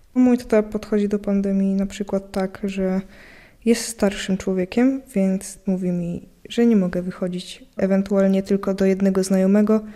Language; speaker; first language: Polish; native; Polish